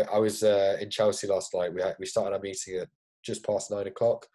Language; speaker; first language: English; native; English